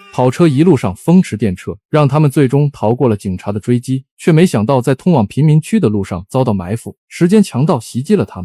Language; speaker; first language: Chinese; native; Chinese